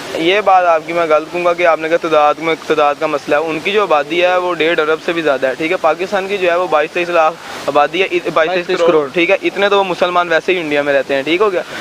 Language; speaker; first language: Urdu; non-native, local second language; Punjabi